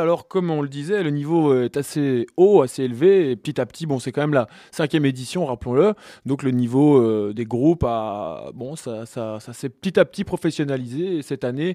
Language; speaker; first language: French; native; French